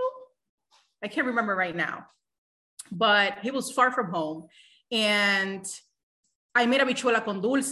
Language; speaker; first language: English; non-native, fluent; Spanish